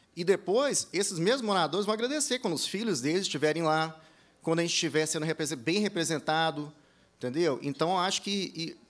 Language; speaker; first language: Portuguese; early bilingual, heritage; English